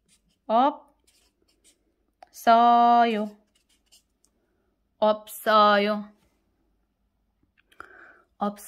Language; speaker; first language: Korean; non-native, fluent; Filipino